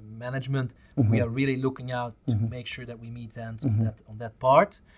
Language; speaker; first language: English; non-native, fluent; Dutch